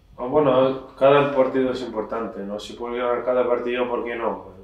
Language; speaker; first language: Spanish; non-native, fluent; Slovenian